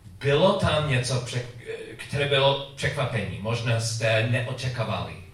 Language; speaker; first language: Czech; non-native, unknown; English